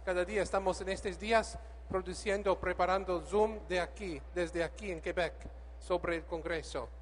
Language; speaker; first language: Spanish; non-native, learner; English